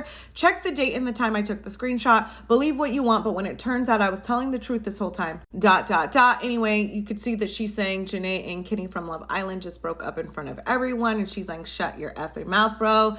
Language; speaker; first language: English; native; English